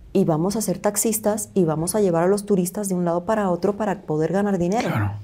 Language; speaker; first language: Spanish; native; Spanish